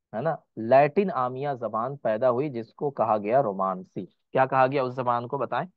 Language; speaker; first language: Hindi; native; Hindi